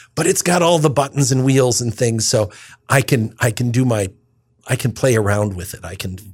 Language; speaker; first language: English; native; English